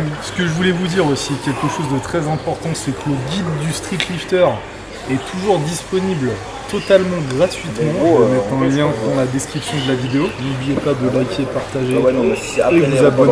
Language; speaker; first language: French; native; French